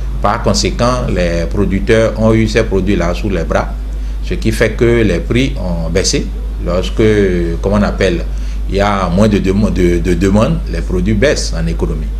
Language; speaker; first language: French; native; French